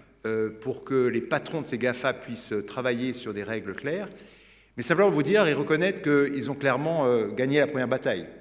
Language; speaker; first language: French; native; French